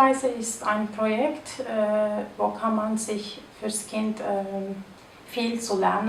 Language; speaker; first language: German; non-native, learner; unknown